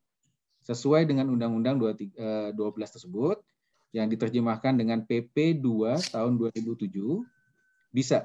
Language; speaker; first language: Indonesian; native; Indonesian